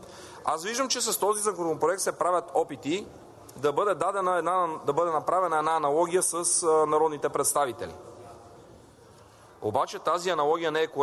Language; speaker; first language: Bulgarian; native; Bulgarian